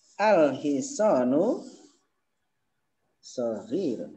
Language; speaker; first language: Arabic; non-native, fluent; Indonesian